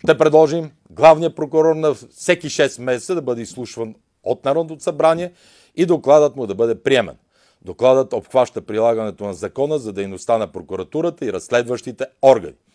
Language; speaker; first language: Bulgarian; native; Bulgarian